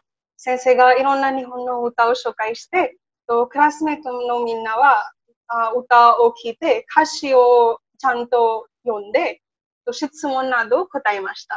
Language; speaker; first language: Japanese; non-native, learner; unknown